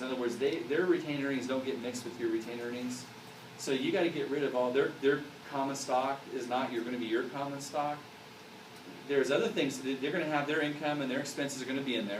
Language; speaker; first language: English; native; English